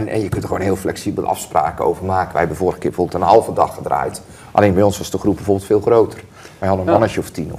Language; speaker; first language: Dutch; native; Dutch